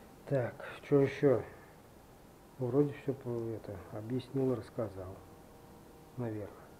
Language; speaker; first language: Russian; native; Russian